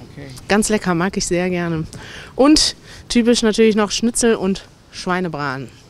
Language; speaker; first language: German; native; German